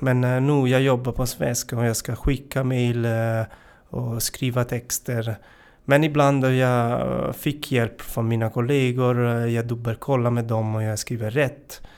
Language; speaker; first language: Swedish; non-native, learner; Italian